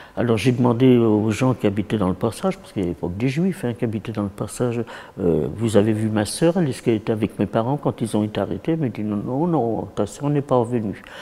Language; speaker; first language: French; early bilingual, other home language; Yiddish